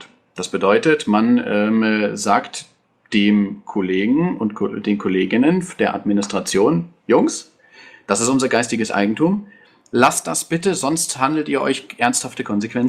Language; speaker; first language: German; native; German